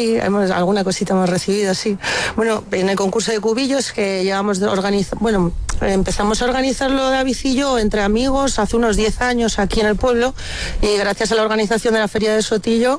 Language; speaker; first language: Spanish; native; Spanish